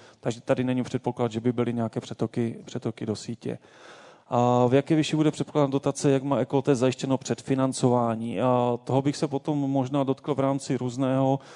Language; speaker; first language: Czech; native; Czech